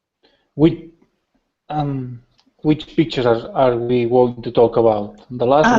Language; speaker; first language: English; non-native, learner; Spanish